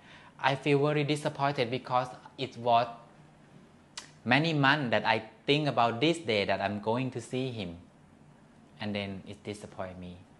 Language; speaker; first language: English; non-native, learner; Thai